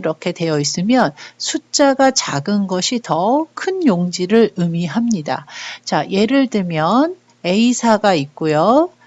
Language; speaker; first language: Korean; native; Korean